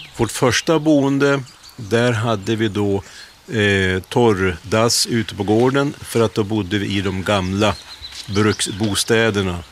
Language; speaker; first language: Swedish; native; Swedish